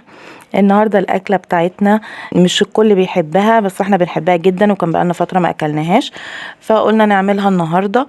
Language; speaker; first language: Arabic; native; Arabic